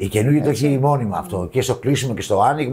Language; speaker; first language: Greek; native; Greek